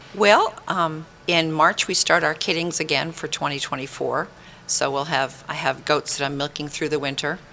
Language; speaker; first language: English; native; English